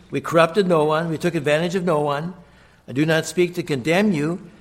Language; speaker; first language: English; native; English